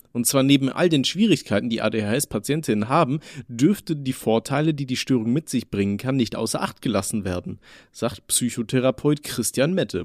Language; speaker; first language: German; native; German